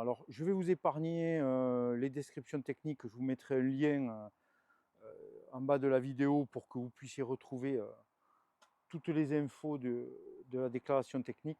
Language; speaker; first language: French; native; French